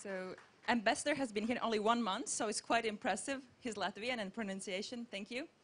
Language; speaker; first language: English; non-native, fluent; Latvian